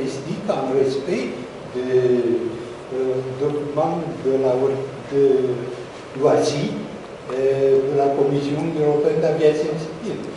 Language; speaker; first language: French; non-native, fluent; Romanian